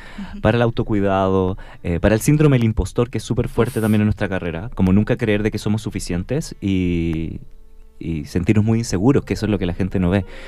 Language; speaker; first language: Spanish; native; Spanish